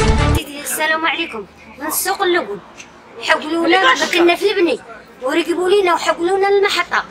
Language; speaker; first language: Arabic; native; Arabic